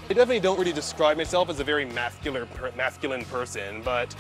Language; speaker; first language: English; native; English